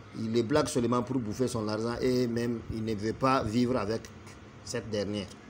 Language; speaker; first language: French; non-native, local second language; Bambara